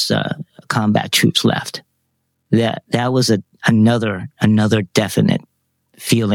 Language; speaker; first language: English; early bilingual, other home language; Vietnamese